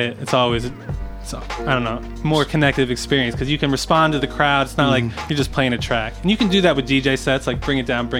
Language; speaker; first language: English; native; English